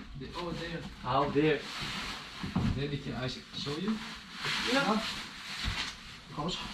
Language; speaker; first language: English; non-native, learner; Korean